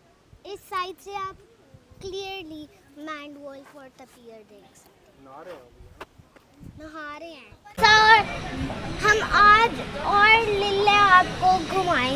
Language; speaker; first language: Hindi; early bilingual, heritage; Urdu